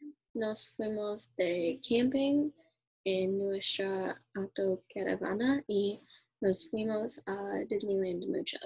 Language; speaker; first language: Spanish; non-native, learner; English